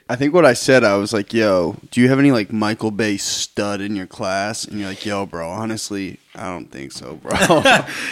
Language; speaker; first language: English; native; English